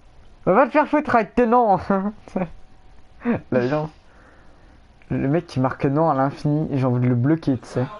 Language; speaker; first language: French; native; French